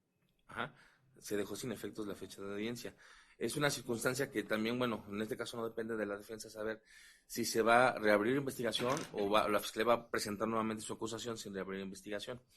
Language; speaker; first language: Spanish; native; Spanish